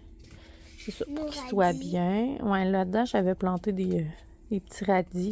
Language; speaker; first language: French; native; French